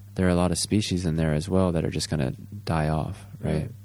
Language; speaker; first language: English; native; English